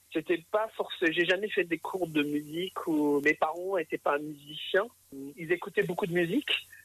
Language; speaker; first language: French; early bilingual, other home language; English